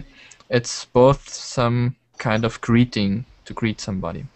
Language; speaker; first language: English; non-native, learner; German